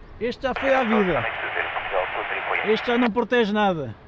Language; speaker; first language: Portuguese; native; Portuguese